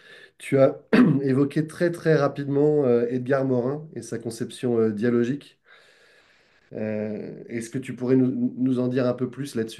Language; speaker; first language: French; native; French